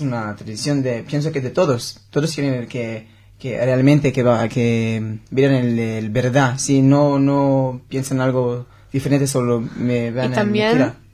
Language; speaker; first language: Spanish; non-native, learner; Hebrew